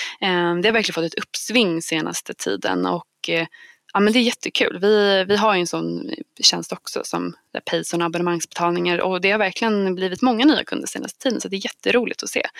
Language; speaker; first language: Swedish; native; Swedish